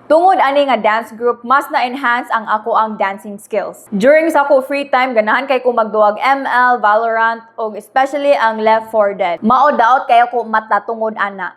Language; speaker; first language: Cebuano; native; Cebuano